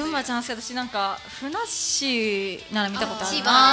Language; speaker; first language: Japanese; native; Japanese